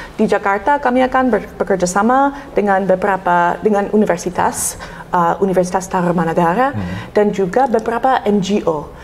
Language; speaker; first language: Indonesian; non-native, fluent; English